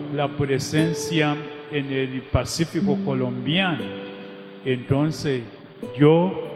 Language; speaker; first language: Spanish; non-native, fluent; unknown